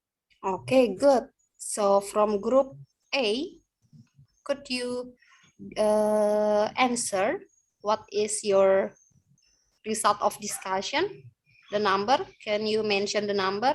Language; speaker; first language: English; non-native, learner; Indonesian